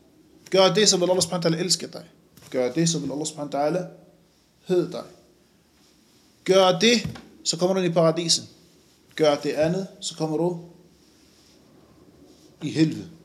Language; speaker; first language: Danish; non-native, fluent; Arabic